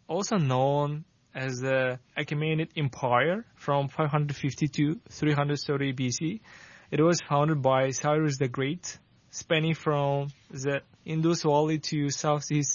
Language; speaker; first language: English; non-native, fluent; Tajik